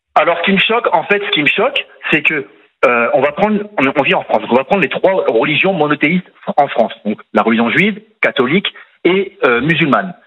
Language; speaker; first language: French; native; French